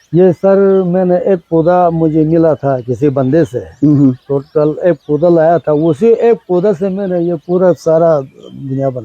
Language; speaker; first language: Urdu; non-native, local second language; Shina